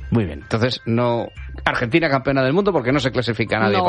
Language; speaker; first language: Spanish; native; Spanish